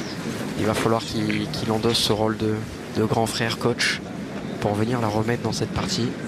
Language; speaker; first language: French; native; French